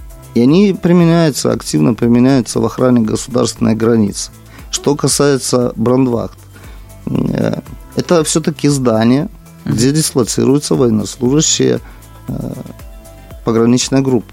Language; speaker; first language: Russian; native; Russian